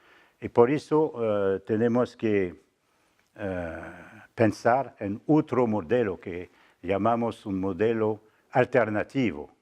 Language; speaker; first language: Spanish; non-native, fluent; French